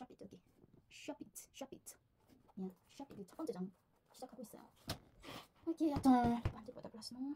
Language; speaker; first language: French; non-native, learner; Korean